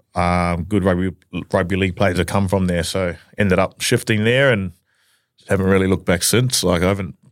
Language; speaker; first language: English; native; English